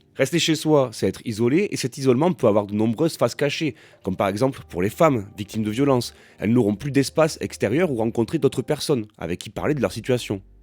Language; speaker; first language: French; native; French